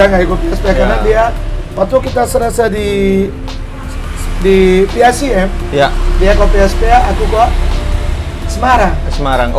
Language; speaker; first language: Indonesian; non-native, fluent; English